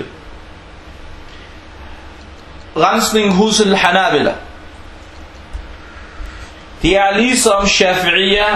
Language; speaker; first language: Danish; early bilingual, other home language; Arabic